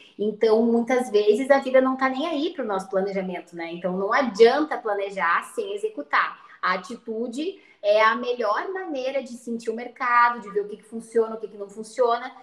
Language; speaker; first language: Portuguese; native; Portuguese